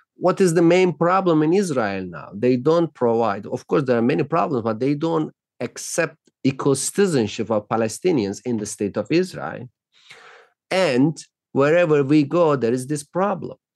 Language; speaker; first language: English; non-native, fluent; Turkish